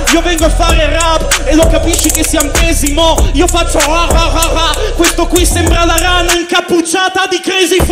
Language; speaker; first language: Italian; native; Italian